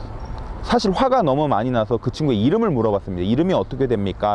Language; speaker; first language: Korean; native; Korean